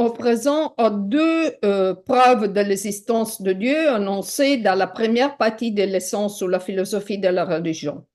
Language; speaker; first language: French; non-native, fluent; Italian